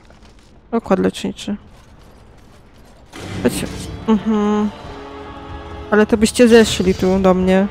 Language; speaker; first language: Polish; native; Polish